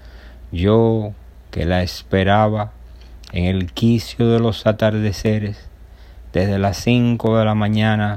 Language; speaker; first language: Spanish; native; Spanish